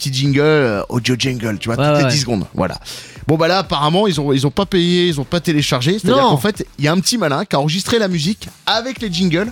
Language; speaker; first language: French; native; French